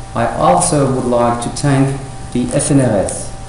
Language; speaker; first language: English; non-native, fluent; French